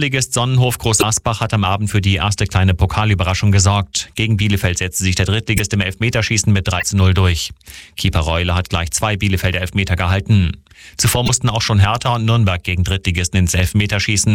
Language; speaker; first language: German; native; German